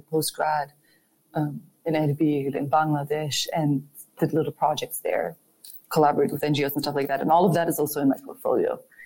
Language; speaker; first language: English; non-native, fluent; German